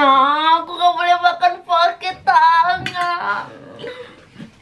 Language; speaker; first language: German; non-native, learner; Indonesian